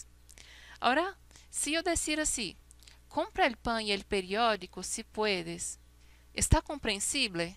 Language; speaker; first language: Spanish; non-native, fluent; Portuguese